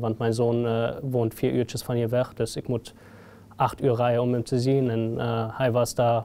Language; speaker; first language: Dutch; non-native, fluent; German